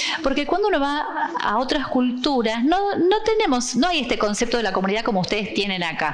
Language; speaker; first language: Spanish; non-native, fluent; Portuguese